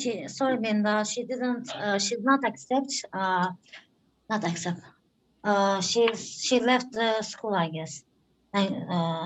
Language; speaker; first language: English; non-native, learner; Turkish